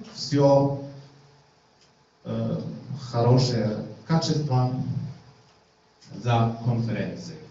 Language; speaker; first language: Russian; non-native, learner; German